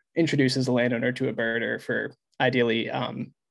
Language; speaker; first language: English; native; English